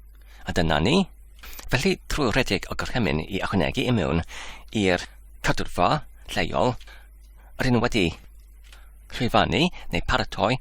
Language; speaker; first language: Welsh; non-native, learner; English